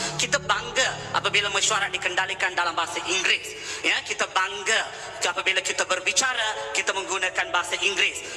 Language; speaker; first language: Malay; non-native, local second language; Tamil